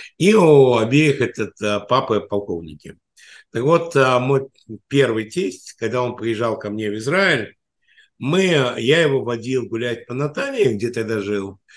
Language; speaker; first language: Russian; native; Russian